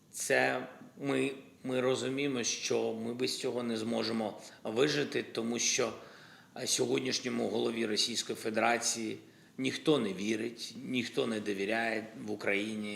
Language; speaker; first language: Ukrainian; non-native, local second language; Russian